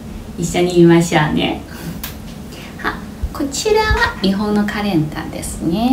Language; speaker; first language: Japanese; non-native, learner; Chinese